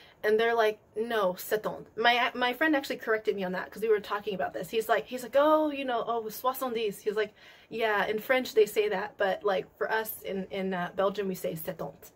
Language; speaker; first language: English; native; English